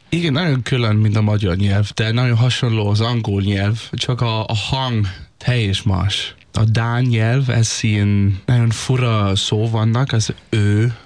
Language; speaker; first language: Hungarian; non-native, learner; Danish